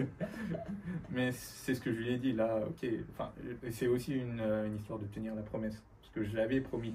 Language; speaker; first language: French; early bilingual, other home language; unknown